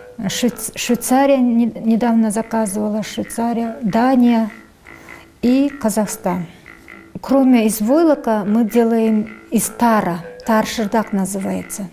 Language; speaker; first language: Russian; non-native, local second language; Kyrgyz